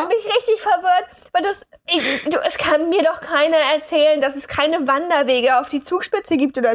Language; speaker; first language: German; native; German